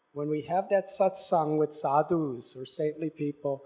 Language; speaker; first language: English; native; English